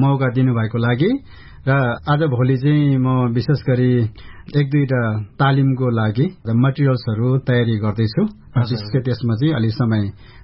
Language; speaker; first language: Nepali; non-native, local second language; Eastern Tamang